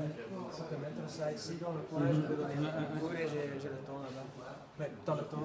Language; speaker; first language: French; non-native, fluent; Dutch